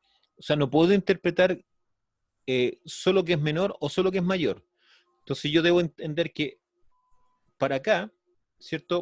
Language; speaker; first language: Spanish; native; Spanish